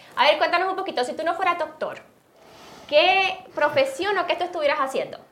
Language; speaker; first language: Spanish; native; Spanish